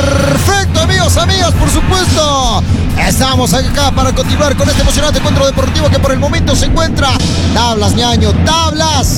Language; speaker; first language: Spanish; native; Spanish